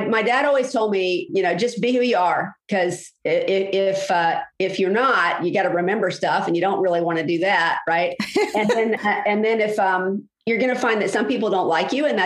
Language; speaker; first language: English; native; English